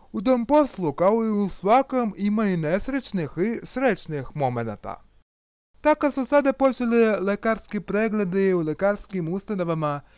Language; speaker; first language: Croatian; non-native, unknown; Russian